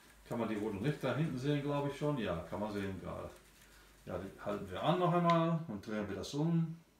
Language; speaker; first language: German; non-native, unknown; English